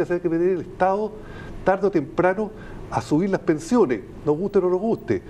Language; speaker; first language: Spanish; native; Spanish